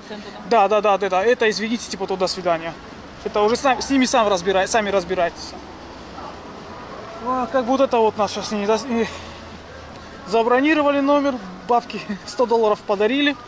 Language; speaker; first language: Russian; native; Russian